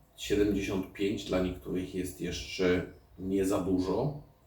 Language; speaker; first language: Polish; native; Polish